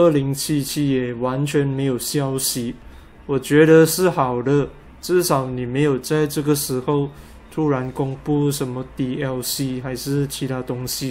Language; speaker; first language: Chinese; native; Chinese